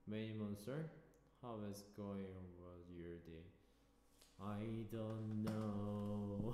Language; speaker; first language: English; non-native, learner; Korean